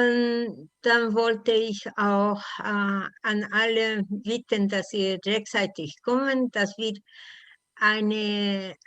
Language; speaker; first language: German; non-native, learner; Spanish